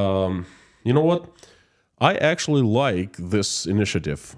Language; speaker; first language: English; non-native, fluent; Russian